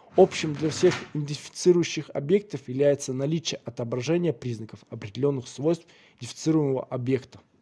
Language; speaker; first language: Russian; non-native, local second language; Kazakh